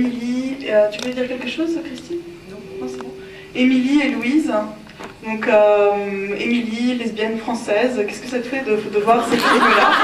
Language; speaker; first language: French; native; French